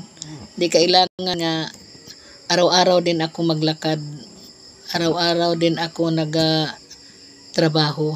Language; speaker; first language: Filipino; non-native, local second language; Cebuano